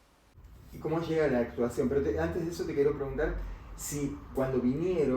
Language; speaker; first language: Spanish; native; Spanish